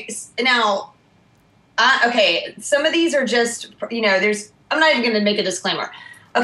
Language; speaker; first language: English; native; English